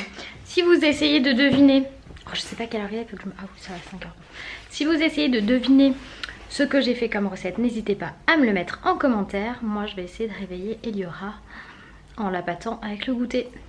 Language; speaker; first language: French; native; French